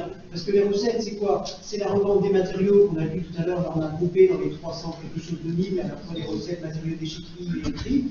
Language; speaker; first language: French; native; French